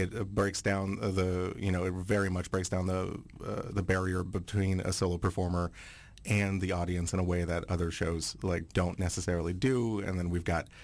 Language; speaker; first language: English; non-native, fluent; French